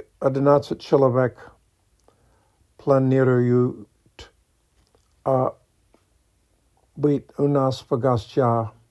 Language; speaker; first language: Russian; non-native, learner; English